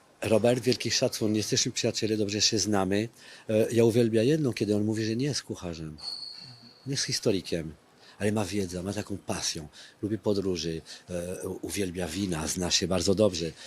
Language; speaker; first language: Polish; non-native, fluent; French